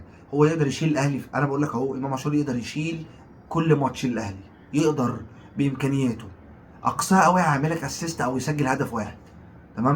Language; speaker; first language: Arabic; native; Arabic